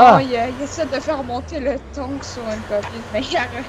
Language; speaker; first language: French; native; French